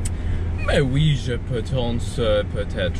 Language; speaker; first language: French; non-native, learner; English